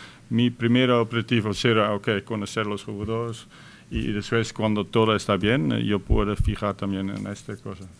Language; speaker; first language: Spanish; non-native, fluent; Dutch